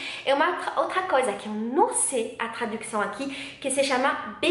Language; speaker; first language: Portuguese; non-native, learner; French